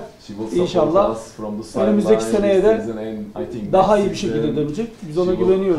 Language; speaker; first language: Turkish; native; Turkish